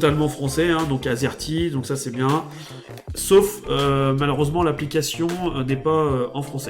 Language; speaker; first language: French; native; French